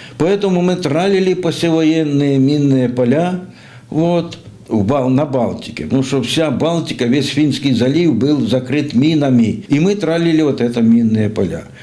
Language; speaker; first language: Russian; native; Russian